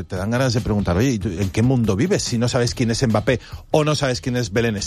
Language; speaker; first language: Spanish; native; Spanish